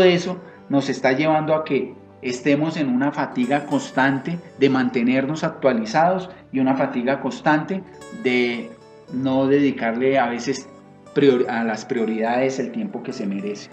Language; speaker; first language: Spanish; native; Spanish